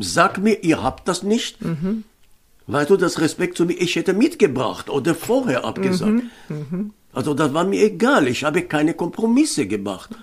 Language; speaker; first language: German; non-native, fluent; Hebrew